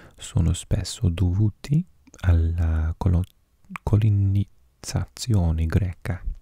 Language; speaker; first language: Italian; non-native, learner; Welsh